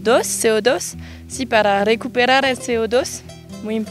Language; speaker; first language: Spanish; non-native, learner; French